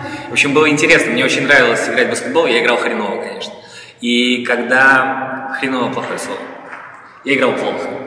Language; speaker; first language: Russian; native; Russian